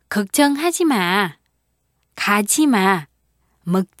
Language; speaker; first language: Korean; non-native, fluent; Vietnamese